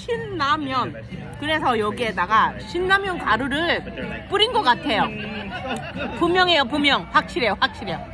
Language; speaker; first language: Korean; early bilingual, heritage; Korean